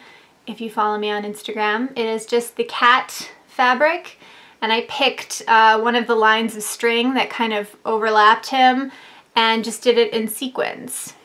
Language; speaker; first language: English; native; English